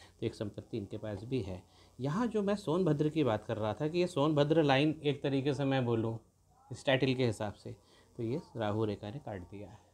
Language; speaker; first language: Hindi; native; Hindi